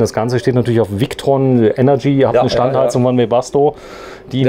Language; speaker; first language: German; native; German